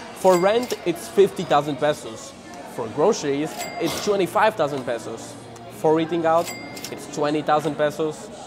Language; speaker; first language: English; non-native, fluent; Spanish